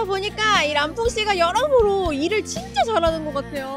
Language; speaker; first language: Korean; native; Korean